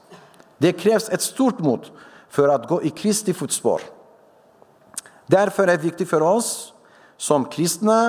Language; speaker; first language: Swedish; non-native, fluent; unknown